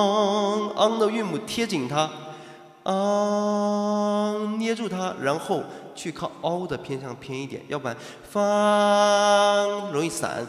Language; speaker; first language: Chinese; native; Chinese